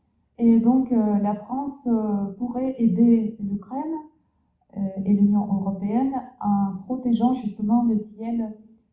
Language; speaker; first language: French; non-native, fluent; Russian